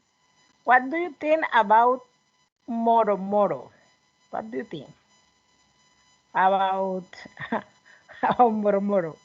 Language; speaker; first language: English; non-native, learner; Spanish